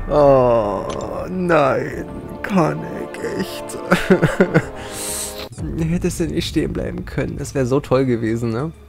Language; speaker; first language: German; native; German